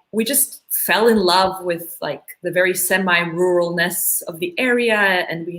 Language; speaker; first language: English; early bilingual, other home language; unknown